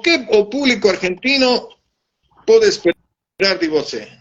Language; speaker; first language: Portuguese; non-native, learner; Spanish